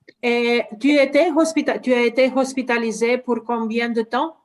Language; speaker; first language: French; non-native, learner; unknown